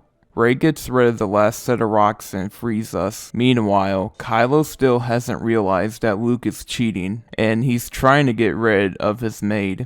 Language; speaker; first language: English; native; English